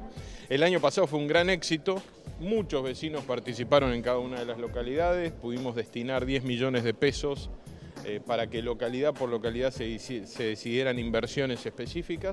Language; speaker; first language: Spanish; native; Spanish